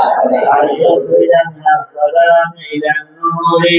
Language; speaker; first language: Arabic; non-native, learner; Bangla